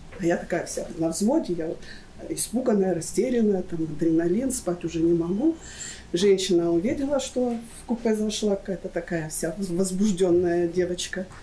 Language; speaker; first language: Russian; native; Russian